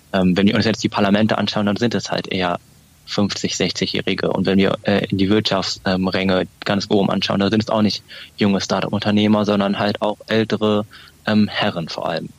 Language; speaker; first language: German; early bilingual, other home language; Vietnamese